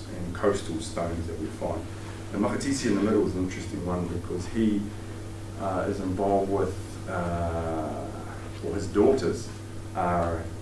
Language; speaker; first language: English; native; English